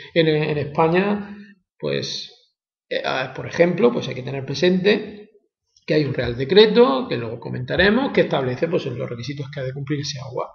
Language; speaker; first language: Spanish; native; Spanish